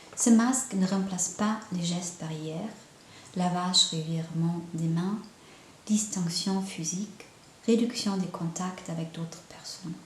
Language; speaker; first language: French; non-native, fluent; German